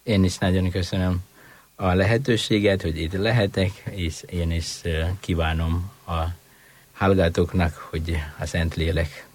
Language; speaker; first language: Hungarian; non-native, fluent; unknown